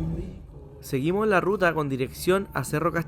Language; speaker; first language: Spanish; native; Spanish